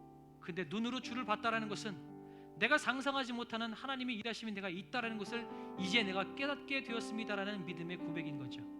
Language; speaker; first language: Korean; native; Korean